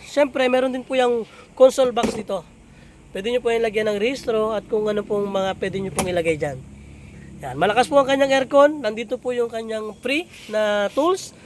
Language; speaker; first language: Filipino; non-native, local second language; Bikol